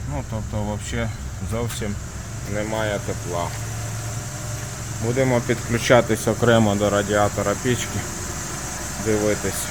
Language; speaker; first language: Ukrainian; native; Ukrainian